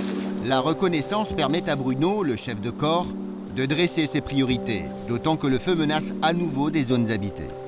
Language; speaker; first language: French; native; French